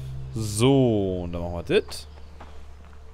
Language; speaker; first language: German; native; German